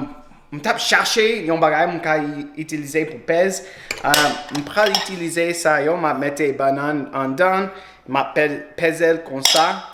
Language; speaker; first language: Haitian Creole; non-native, learner; English